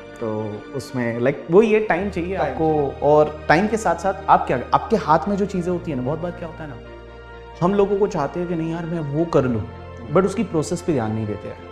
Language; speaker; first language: Hindi; native; Hindi